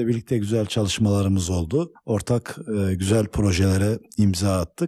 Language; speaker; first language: Turkish; native; Turkish